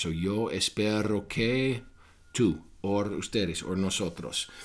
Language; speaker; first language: Spanish; non-native, fluent; English